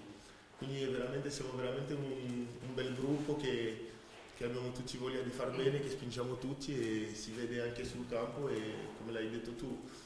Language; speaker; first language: Italian; non-native, fluent; French